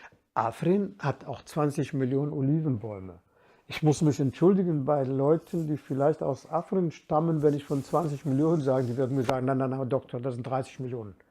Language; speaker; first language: German; non-native, fluent; Kurdish